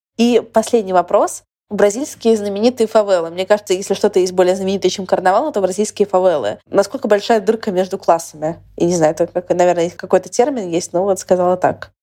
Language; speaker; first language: Russian; native; Russian